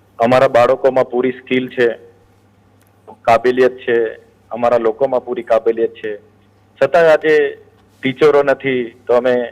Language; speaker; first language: Gujarati; non-native, local second language; Bhili